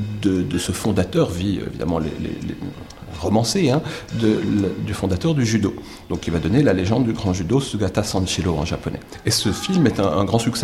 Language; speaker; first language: French; native; French